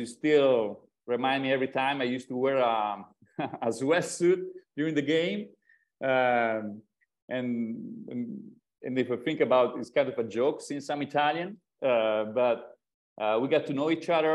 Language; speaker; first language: English; non-native, fluent; Italian